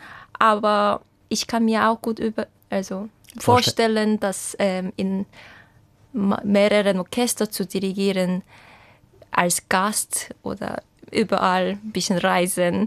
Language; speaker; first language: German; non-native, fluent; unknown